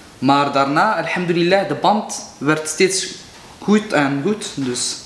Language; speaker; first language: Dutch; non-native, local second language; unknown